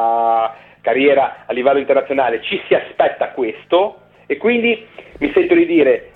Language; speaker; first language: Italian; native; Italian